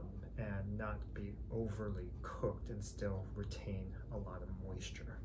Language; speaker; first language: English; native; English